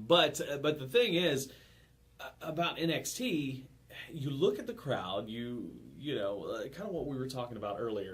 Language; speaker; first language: English; native; English